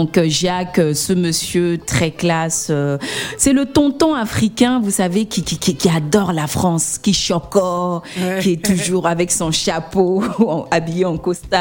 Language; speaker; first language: French; native; French